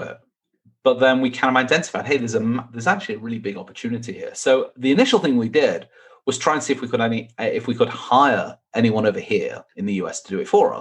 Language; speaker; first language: English; native; English